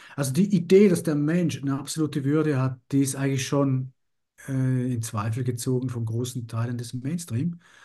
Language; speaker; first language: German; early bilingual, other home language; Spanish